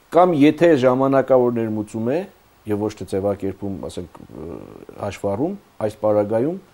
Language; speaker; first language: Armenian; native; Armenian